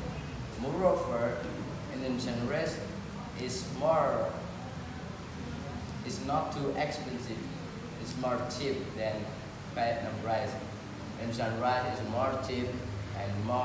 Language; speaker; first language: English; non-native, learner; Indonesian